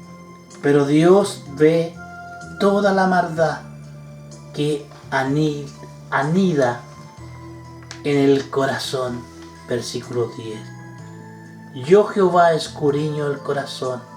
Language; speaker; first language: Spanish; native; Spanish